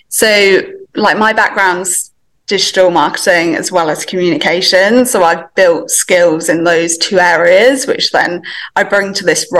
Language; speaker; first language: English; native; English